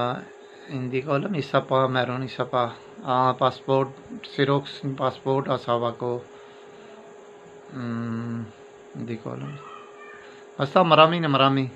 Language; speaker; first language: Filipino; non-native, learner; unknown